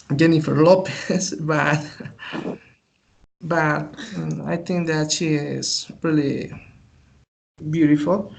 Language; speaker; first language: English; non-native, learner; Spanish